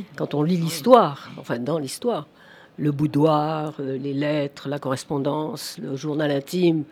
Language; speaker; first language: French; native; French